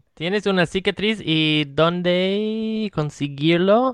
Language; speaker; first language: Spanish; non-native, learner; English